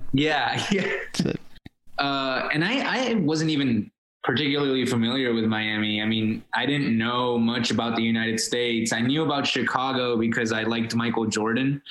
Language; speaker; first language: English; early bilingual, other home language; Spanish